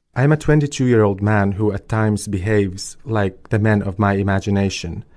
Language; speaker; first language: English; early bilingual, other home language; Albanian